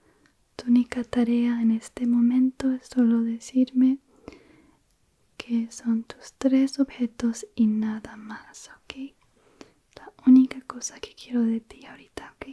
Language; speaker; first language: Spanish; early bilingual, heritage; Spanish